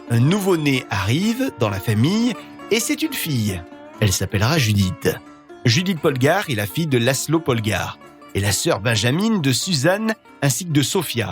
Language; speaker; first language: French; native; French